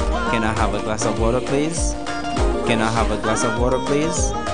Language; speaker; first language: English; non-native, learner; Haitian Creole